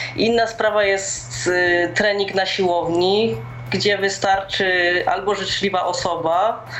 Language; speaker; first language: Polish; native; Polish